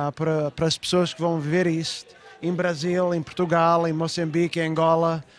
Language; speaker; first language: Portuguese; early bilingual, heritage; Portuguese